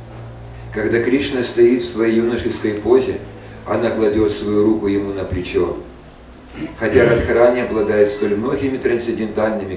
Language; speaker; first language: Russian; native; Russian